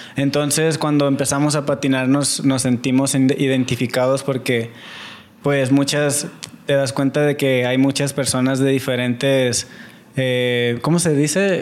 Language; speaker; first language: Spanish; native; Spanish